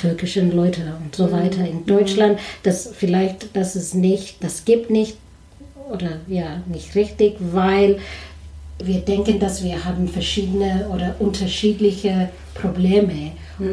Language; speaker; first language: German; non-native, learner; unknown